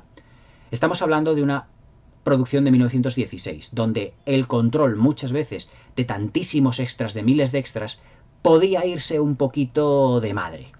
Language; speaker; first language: Spanish; native; Spanish